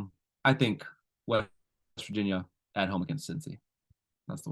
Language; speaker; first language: English; native; English